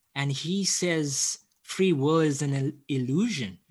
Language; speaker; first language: English; native; English